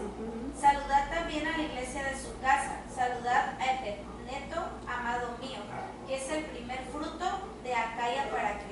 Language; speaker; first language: Spanish; native; Spanish